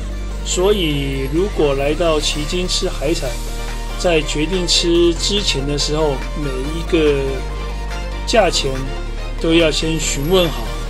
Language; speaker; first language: Chinese; native; Chinese